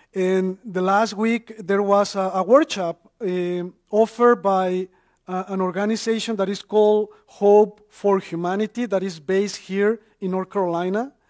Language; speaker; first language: English; non-native, fluent; Spanish